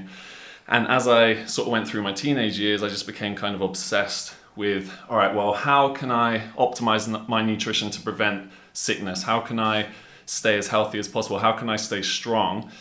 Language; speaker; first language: English; native; English